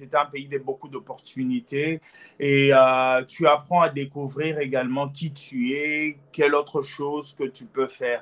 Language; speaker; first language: French; non-native, local second language; Lingala